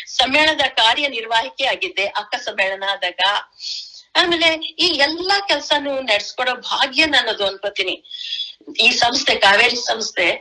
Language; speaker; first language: Kannada; native; Kannada